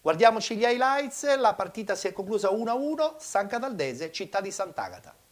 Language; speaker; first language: Italian; native; Italian